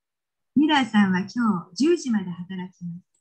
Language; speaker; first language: Japanese; non-native, learner; Indonesian